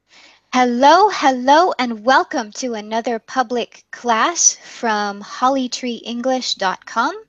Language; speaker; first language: English; non-native, fluent; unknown